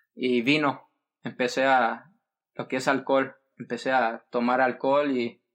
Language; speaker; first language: Spanish; early bilingual, heritage; Spanish